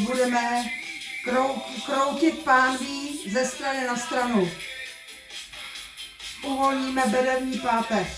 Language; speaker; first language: Czech; native; Czech